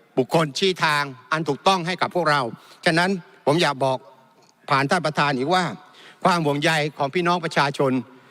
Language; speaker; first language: Thai; non-native, local second language; Malay